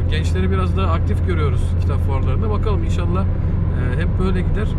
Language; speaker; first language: Turkish; native; Turkish